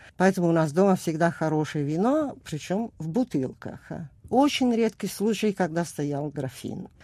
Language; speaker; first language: Russian; non-native, fluent; Italian